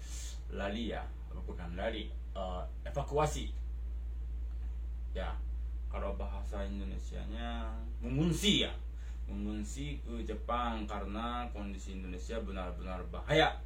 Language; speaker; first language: Indonesian; non-native, fluent; Japanese